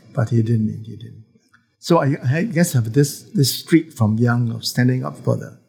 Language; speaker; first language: English; non-native, local second language; Chinese